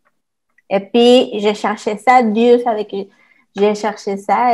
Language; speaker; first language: French; non-native, fluent; Spanish